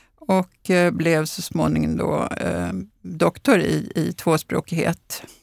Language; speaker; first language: Swedish; native; Swedish